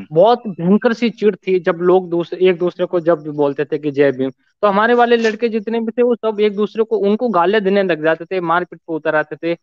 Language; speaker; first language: Hindi; native; Hindi